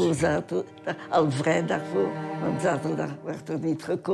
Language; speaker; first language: Dutch; early bilingual, other home language; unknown